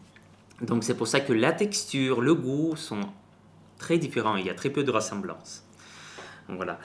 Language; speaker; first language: French; non-native, fluent; Russian